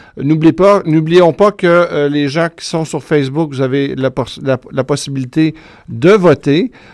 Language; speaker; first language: French; native; French